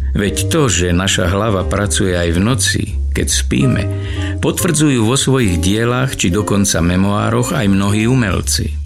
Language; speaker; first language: Slovak; native; Slovak